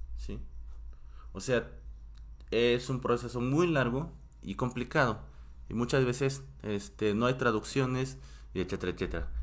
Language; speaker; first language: Spanish; non-native, fluent; Korean